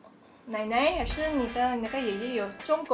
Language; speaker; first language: Chinese; non-native, fluent; Indonesian